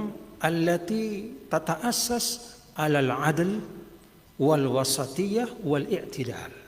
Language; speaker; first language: Arabic; non-native, fluent; Indonesian